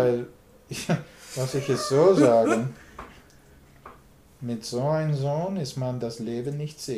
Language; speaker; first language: German; non-native, learner; English